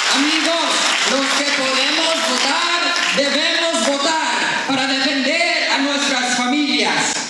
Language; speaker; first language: Spanish; early bilingual, other home language; English